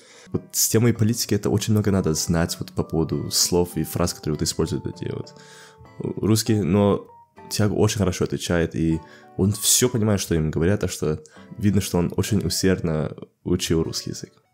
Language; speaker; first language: Russian; native; Russian